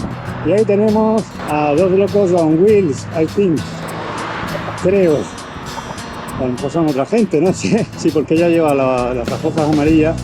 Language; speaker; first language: Spanish; native; Spanish